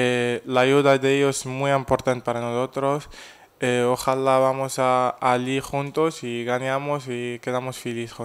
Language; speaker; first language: Spanish; non-native, fluent; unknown